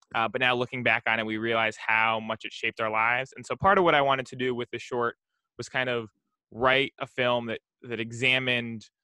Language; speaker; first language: English; native; English